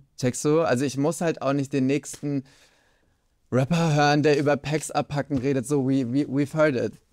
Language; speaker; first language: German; early bilingual, other home language; Kurdish